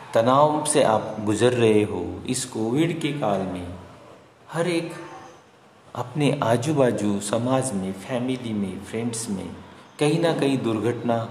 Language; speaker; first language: Hindi; non-native, local second language; Marathi